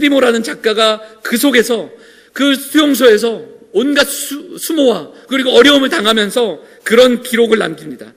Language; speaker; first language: Korean; native; Korean